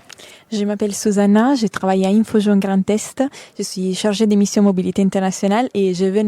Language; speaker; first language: French; non-native, fluent; Italian